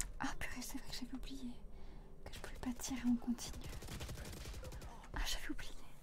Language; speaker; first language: French; native; French